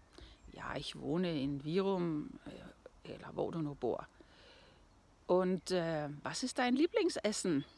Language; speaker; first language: German; non-native, fluent; Danish